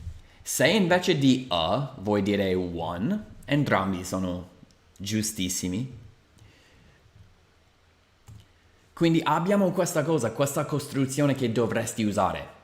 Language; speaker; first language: Italian; non-native, fluent; English